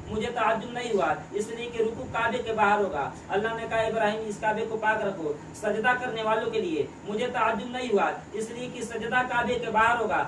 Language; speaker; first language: Urdu; native; Urdu